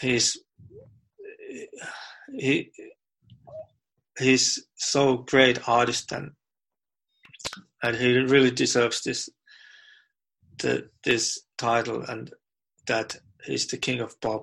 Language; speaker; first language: English; non-native, fluent; Finnish